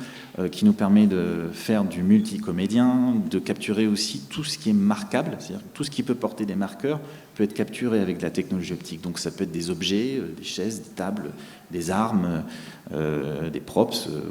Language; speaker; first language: French; native; French